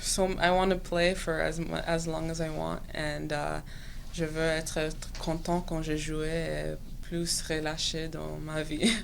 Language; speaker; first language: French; non-native, local second language; English